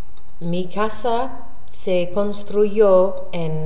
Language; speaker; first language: Spanish; non-native, learner; English